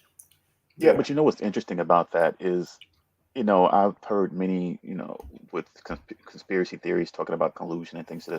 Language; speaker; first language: English; native; English